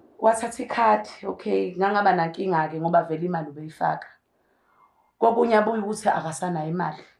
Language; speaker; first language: Zulu; native; Zulu